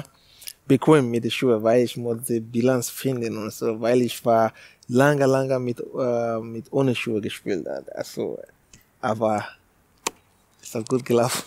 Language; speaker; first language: German; non-native, learner; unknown